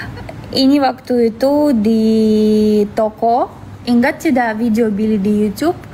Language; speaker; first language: Indonesian; non-native, fluent; Russian